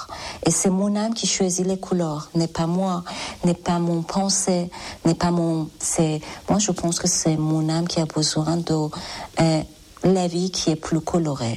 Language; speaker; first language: French; non-native, fluent; Persian